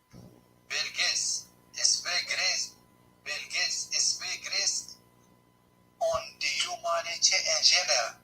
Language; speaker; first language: English; non-native, learner; Arabic